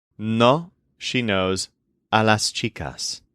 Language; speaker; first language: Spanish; non-native, fluent; English